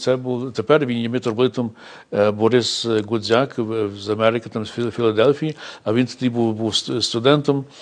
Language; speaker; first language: Ukrainian; early bilingual, heritage; Ukrainian